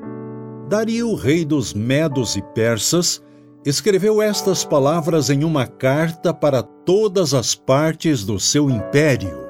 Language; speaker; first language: Portuguese; native; Portuguese